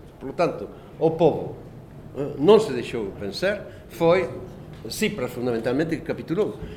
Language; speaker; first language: Galician; native; Galician